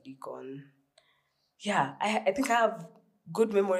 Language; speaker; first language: English; non-native, local second language; Swahili